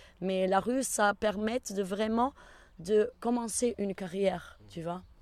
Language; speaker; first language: French; non-native, fluent; Portuguese